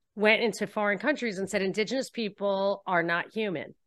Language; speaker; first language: English; native; English